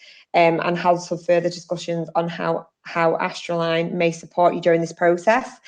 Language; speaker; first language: English; native; English